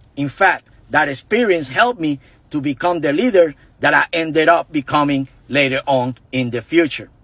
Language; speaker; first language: English; non-native, fluent; Spanish